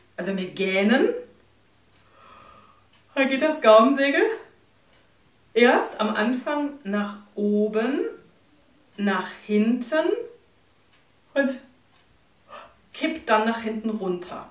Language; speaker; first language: German; native; German